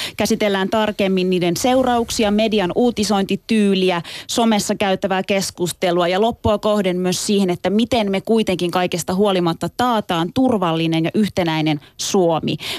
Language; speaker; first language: Finnish; early bilingual, other home language; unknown